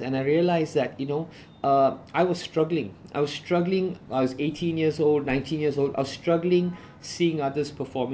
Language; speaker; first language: English; native; English